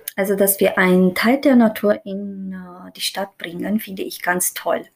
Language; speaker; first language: German; non-native, fluent; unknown